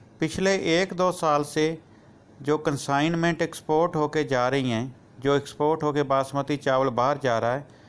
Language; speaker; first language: Hindi; non-native, local second language; Punjabi